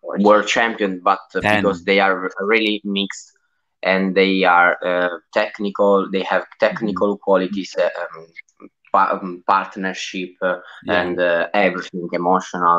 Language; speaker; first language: English; non-native, learner; Italian